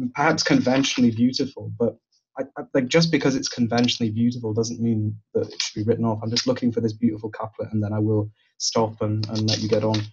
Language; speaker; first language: English; native; English